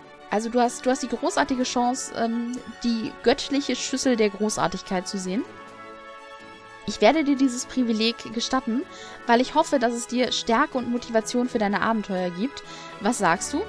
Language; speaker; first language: German; native; German